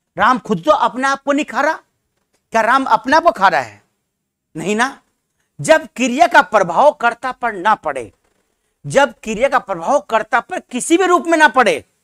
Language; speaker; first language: Hindi; native; Hindi